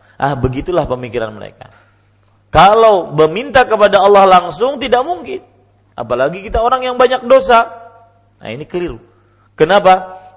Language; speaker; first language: Indonesian; non-native, local second language; Banjar